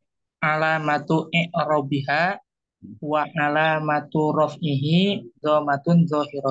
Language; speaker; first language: Arabic; non-native, learner; Indonesian